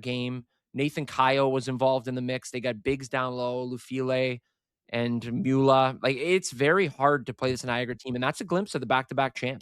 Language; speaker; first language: English; native; English